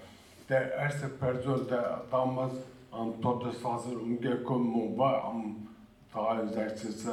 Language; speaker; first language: German; early bilingual, other home language; Turkish